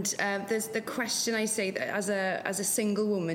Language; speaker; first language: English; non-native, local second language; Welsh